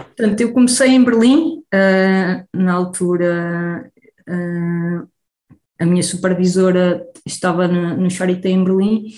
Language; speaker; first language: Portuguese; native; Portuguese